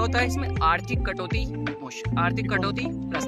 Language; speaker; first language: Hindi; native; Hindi